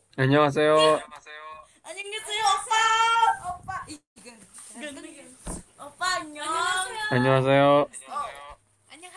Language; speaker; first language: Korean; non-native, learner; Indonesian